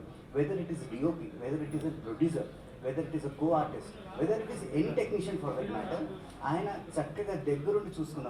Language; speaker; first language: Telugu; native; Telugu